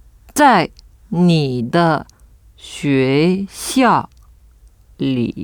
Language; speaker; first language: Chinese; non-native, learner; French